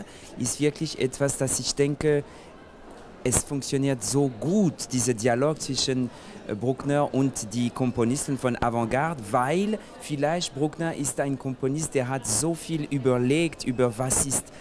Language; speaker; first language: German; non-native, fluent; French